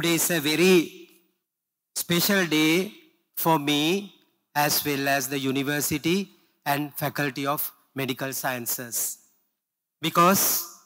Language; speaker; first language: English; non-native, local second language; Sinhala